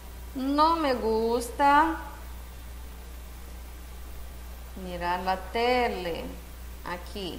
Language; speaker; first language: Spanish; non-native, fluent; Portuguese